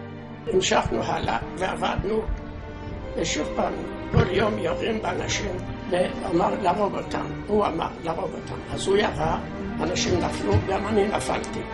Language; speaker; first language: Hebrew; non-native, fluent; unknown